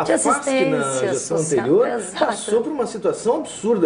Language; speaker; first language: Portuguese; native; Portuguese